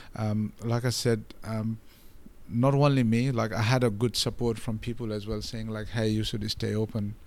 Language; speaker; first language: English; non-native, local second language; Nepali